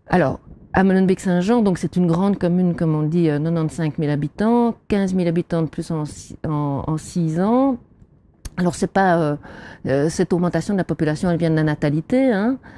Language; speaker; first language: French; native; French